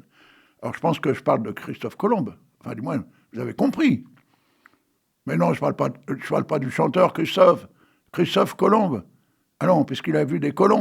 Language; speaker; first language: French; native; French